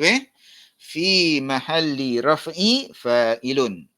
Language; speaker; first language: Arabic; non-native, fluent; Malay